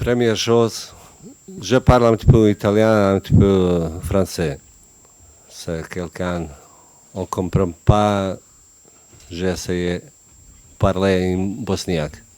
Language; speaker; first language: French; non-native, learner; Bosnian